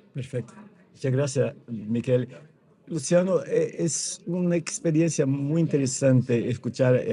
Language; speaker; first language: Spanish; non-native, fluent; Portuguese